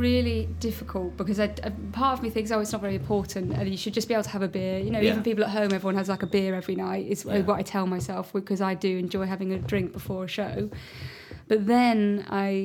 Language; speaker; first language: English; native; English